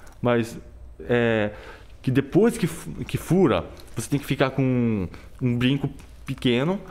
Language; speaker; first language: Portuguese; non-native, fluent; Korean